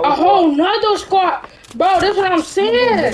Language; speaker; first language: English; native; English